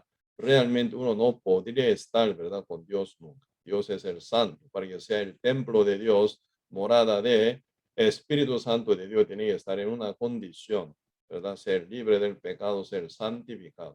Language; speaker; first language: Spanish; non-native, fluent; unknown